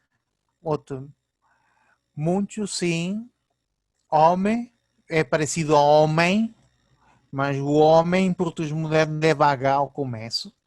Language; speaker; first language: Portuguese; early bilingual, heritage; Portuguese